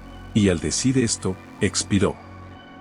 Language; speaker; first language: Spanish; native; Spanish